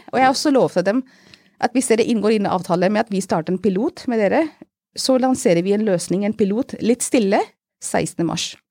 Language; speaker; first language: Norwegian; non-native, fluent; Hindi